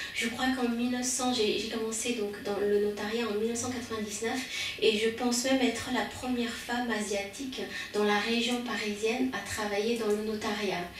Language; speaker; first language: French; early bilingual, other home language; Khmer